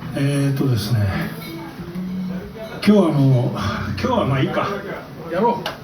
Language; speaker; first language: Japanese; native; Japanese